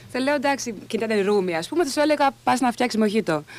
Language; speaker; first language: Greek; early bilingual, other home language; Swedish